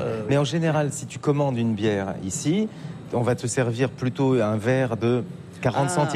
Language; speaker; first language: French; native; French